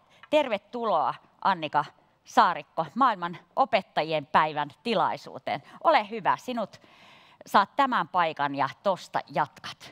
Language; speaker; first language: Finnish; native; Finnish